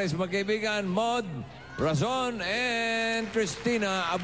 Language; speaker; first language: Filipino; native; Filipino